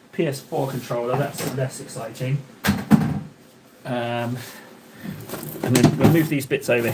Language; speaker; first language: English; native; English